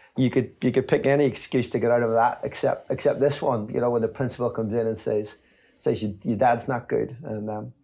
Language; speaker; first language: English; native; English